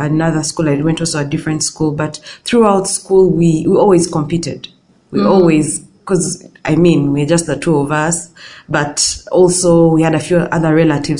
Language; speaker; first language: English; non-native, local second language; Ganda